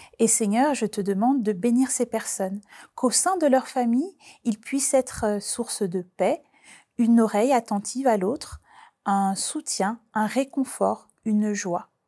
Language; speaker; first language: French; native; French